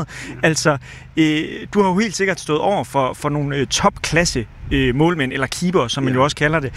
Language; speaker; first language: Danish; native; Danish